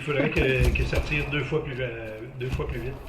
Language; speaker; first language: French; native; French